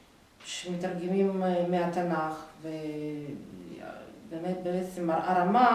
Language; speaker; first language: Hebrew; non-native, fluent; Russian